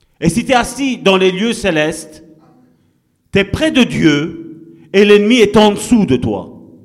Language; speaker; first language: French; non-native, fluent; Italian